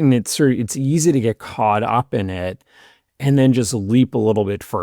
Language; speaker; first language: English; native; English